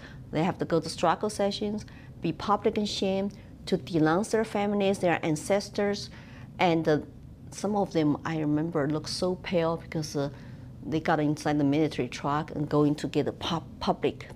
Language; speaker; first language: English; non-native, fluent; Chinese